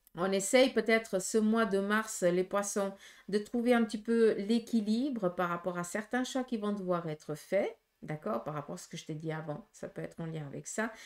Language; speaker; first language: French; native; French